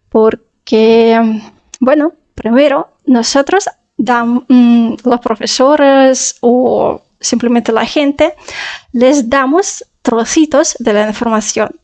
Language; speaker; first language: Spanish; non-native, fluent; Russian